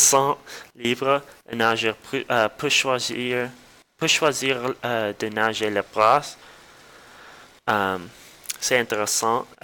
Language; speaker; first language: French; non-native, learner; English